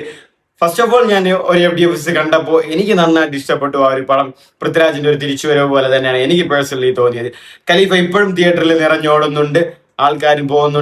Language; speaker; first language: Malayalam; native; Malayalam